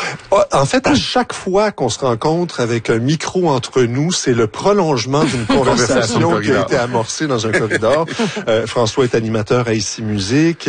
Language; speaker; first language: French; native; French